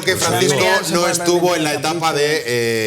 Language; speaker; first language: Spanish; native; Spanish